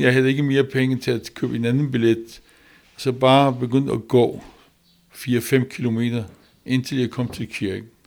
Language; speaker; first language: Danish; non-native, learner; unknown